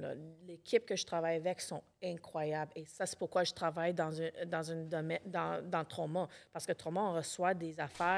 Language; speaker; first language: French; non-native, local second language; English